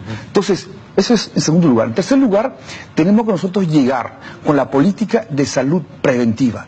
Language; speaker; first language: Spanish; non-native, local second language; Shipibo-Conibo